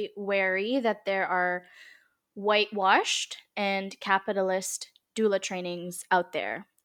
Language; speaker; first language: English; early bilingual, other home language; Filipino